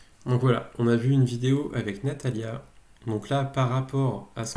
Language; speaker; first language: French; native; French